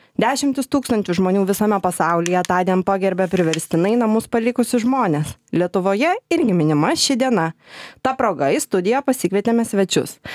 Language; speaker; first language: Lithuanian; native; Lithuanian